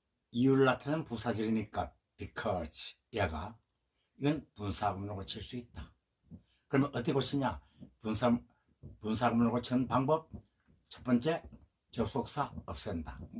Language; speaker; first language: Korean; native; Korean